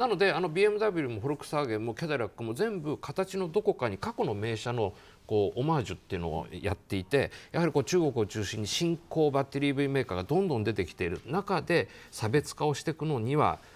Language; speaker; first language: Japanese; native; Japanese